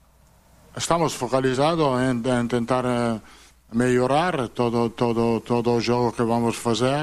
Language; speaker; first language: Portuguese; non-native, fluent; Italian